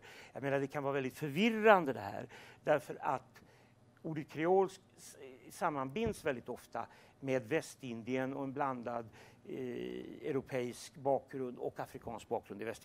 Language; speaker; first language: Swedish; native; Swedish